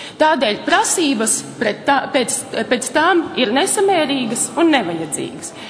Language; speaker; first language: Latvian; native; Latvian